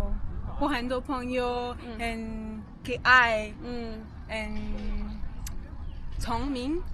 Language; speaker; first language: Chinese; non-native, learner; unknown